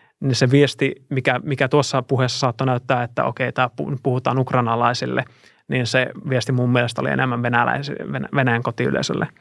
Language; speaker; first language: Finnish; non-native, fluent; Russian